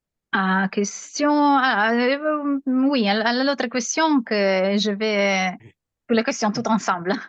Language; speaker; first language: French; non-native, learner; Italian